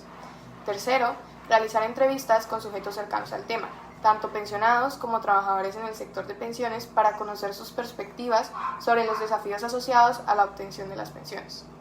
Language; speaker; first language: Spanish; native; Spanish